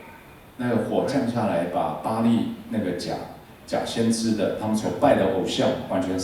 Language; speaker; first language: Chinese; native; Chinese